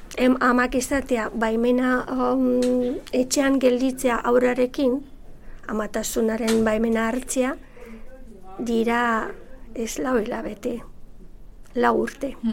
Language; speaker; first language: Basque; non-native, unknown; Bulgarian